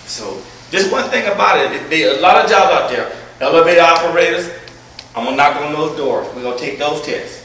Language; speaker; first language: English; native; English